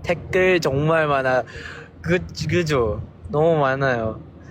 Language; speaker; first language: Korean; non-native, learner; Filipino